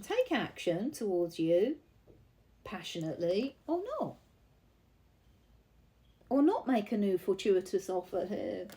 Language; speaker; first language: English; native; English